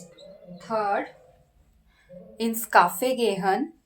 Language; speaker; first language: German; non-native, learner; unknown